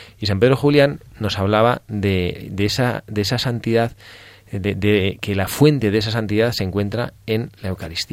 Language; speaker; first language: Spanish; native; Spanish